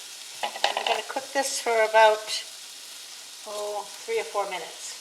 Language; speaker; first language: English; native; English